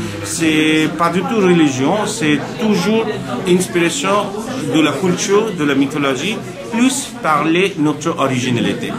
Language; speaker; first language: French; non-native, learner; Bangla